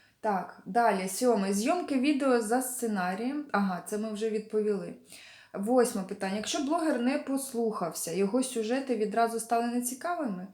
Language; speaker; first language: Ukrainian; non-native, local second language; Russian